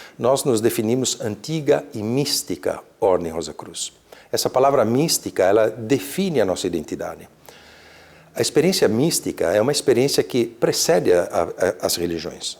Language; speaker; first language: Portuguese; early bilingual, other home language; Italian